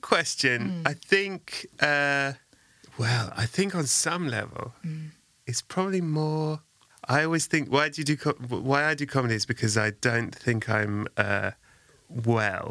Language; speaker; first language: English; native; English